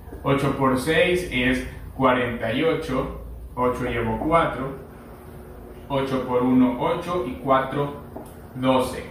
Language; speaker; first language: Spanish; native; Spanish